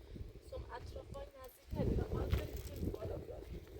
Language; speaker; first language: Persian; native; Persian